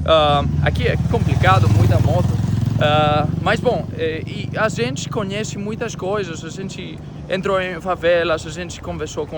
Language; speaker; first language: Portuguese; non-native, fluent; Greek